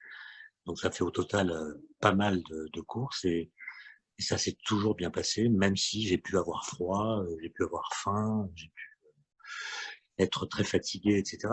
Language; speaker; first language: French; native; French